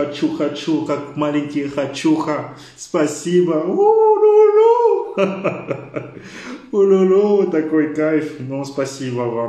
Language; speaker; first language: Russian; non-native, learner; French